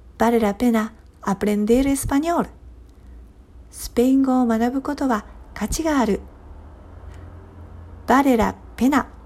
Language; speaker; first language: Japanese; native; Japanese